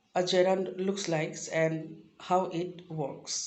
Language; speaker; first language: English; non-native, local second language; Assamese